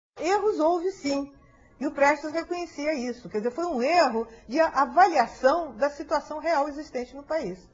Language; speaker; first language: Portuguese; early bilingual, other home language; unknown